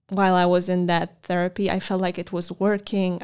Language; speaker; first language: English; non-native, fluent; Polish